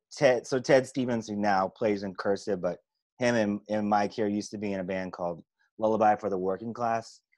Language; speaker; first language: English; native; English